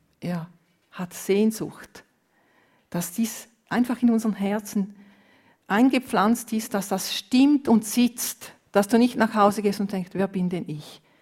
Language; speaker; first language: German; non-native, fluent; Romanian